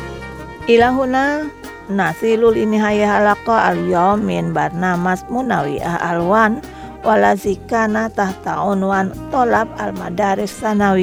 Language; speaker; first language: Arabic; non-native, fluent; Indonesian